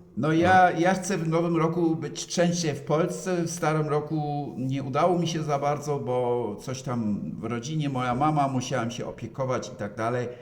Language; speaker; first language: Polish; non-native, fluent; German